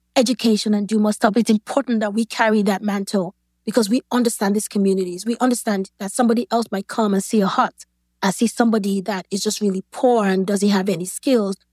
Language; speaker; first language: English; non-native, local second language; Yoruba